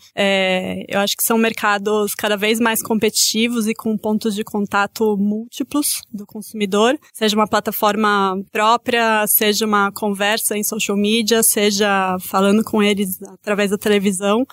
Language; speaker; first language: Portuguese; native; Portuguese